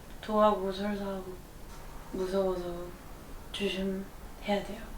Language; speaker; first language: Korean; non-native, learner; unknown